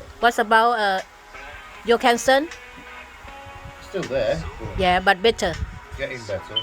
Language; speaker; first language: English; non-native, learner; Thai